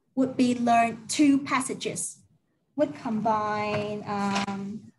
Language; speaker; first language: English; non-native, learner; Vietnamese